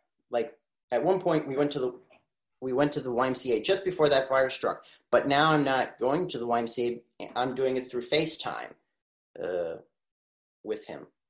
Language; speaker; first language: English; early bilingual, other home language; Russian